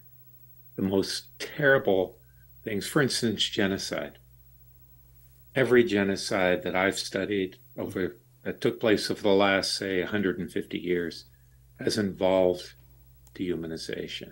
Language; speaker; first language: English; native; English